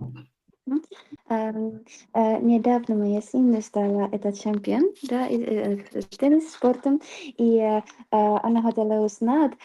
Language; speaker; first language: Russian; non-native, learner; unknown